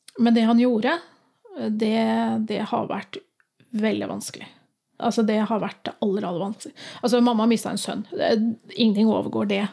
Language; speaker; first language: Norwegian; native; Norwegian